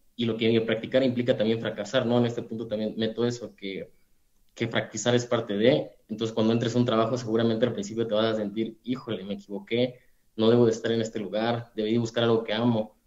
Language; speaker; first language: Spanish; native; Spanish